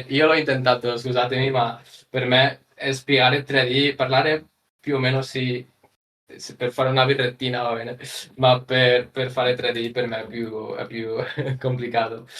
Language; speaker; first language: Italian; non-native, learner; Spanish